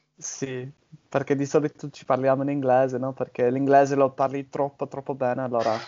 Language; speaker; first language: Italian; non-native, fluent; English